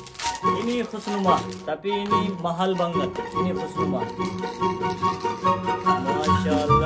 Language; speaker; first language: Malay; non-native, learner; Urdu